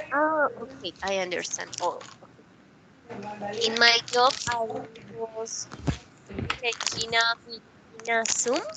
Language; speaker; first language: English; non-native, learner; Spanish